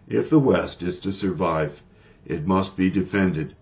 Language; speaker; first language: English; native; English